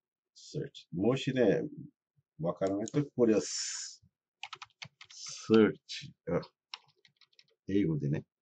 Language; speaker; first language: Japanese; non-native, fluent; Portuguese